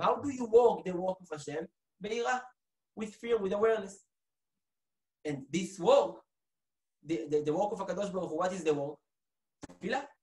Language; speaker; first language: English; non-native, fluent; Hebrew